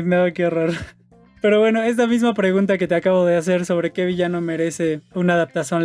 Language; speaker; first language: Spanish; native; Spanish